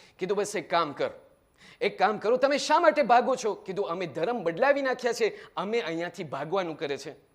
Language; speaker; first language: Gujarati; early bilingual, heritage; Gujarati